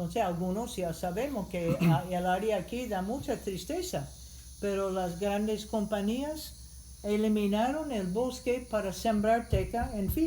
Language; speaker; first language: Spanish; non-native, fluent; English